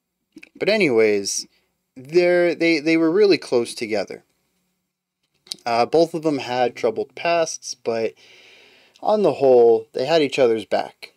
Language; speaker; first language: English; native; English